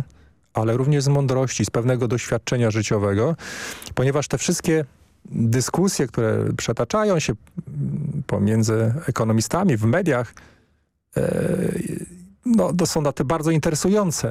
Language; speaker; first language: Polish; native; Polish